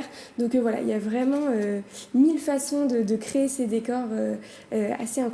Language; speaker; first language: French; native; French